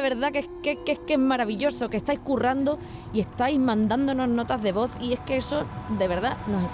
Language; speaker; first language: Spanish; native; Spanish